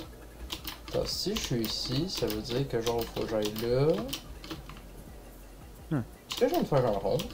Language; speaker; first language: French; native; French